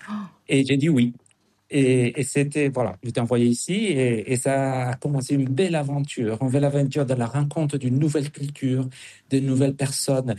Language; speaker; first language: French; non-native, fluent; Spanish